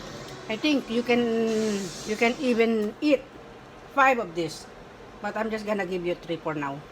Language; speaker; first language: English; non-native, local second language; Filipino